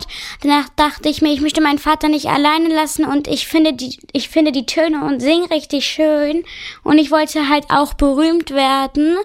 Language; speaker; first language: German; early bilingual, other home language; Turkish